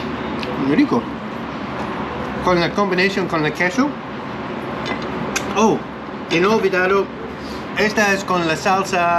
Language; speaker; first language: Spanish; non-native, learner; English